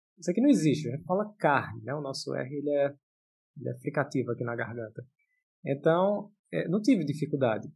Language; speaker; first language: Portuguese; native; Portuguese